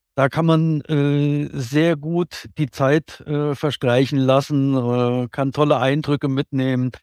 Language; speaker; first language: German; native; German